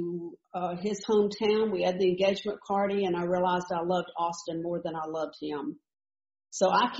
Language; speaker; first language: English; native; English